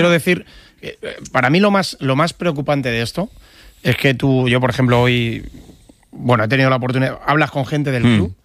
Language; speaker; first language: Spanish; native; Spanish